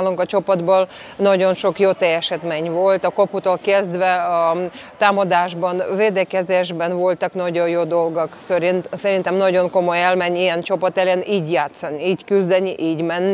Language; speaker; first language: Hungarian; non-native, fluent; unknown